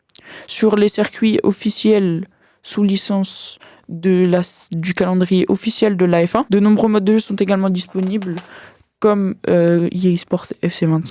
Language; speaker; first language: French; native; French